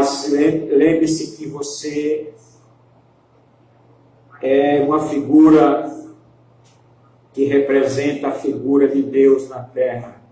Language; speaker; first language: Portuguese; native; Portuguese